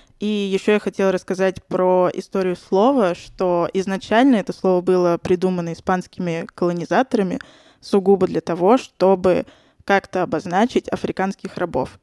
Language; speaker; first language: Russian; native; Russian